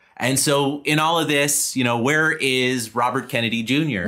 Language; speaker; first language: English; native; English